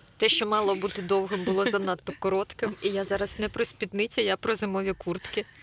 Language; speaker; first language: Ukrainian; native; Ukrainian